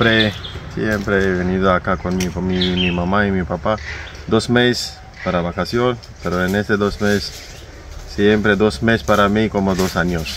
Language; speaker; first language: Spanish; non-native, learner; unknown